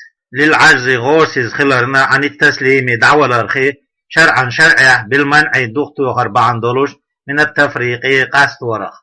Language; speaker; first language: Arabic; non-native, fluent; Chechen